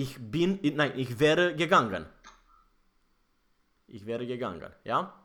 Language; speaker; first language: German; non-native, fluent; Romanian